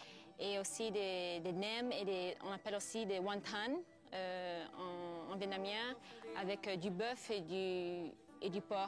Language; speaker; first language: French; non-native, fluent; Vietnamese